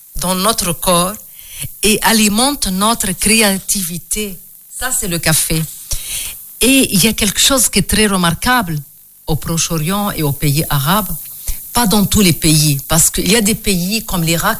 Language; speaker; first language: French; non-native, local second language; Arabic